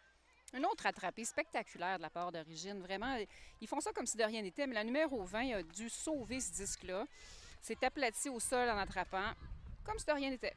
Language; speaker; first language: French; native; French